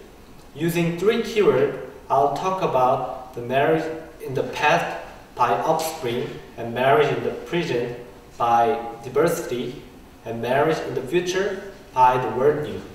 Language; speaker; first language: English; non-native, learner; Korean